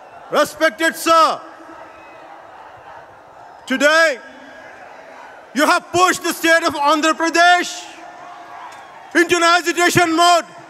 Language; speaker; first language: English; non-native, local second language; Telugu